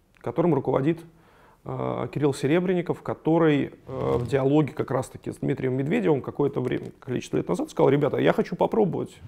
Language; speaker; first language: Russian; native; Russian